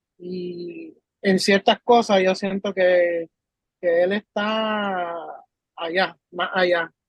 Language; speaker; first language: Spanish; early bilingual, heritage; Spanish